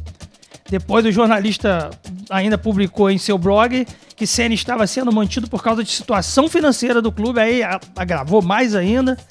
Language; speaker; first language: Portuguese; native; Portuguese